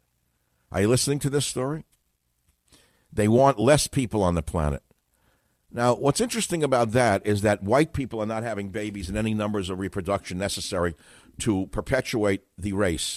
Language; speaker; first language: English; native; English